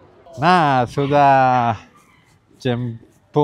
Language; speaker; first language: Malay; non-native, learner; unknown